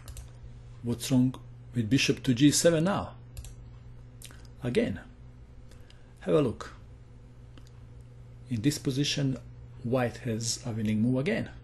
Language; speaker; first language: English; non-native, fluent; Croatian